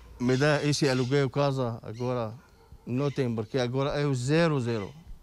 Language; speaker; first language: Portuguese; non-native, learner; Arabic